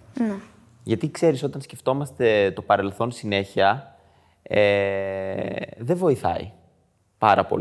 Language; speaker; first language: Greek; native; Greek